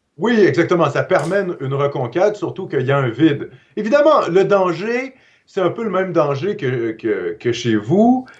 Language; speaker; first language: French; native; French